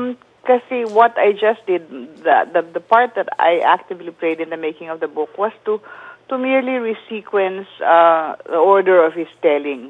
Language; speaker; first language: English; non-native, local second language; Filipino